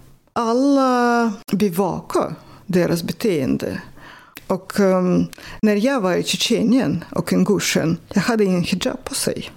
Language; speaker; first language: Swedish; non-native, fluent; Russian